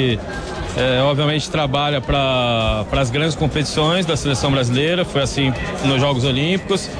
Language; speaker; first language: Portuguese; native; Portuguese